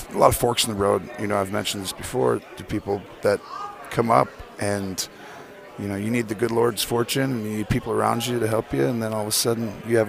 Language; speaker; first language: English; native; English